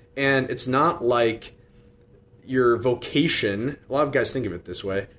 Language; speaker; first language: English; native; English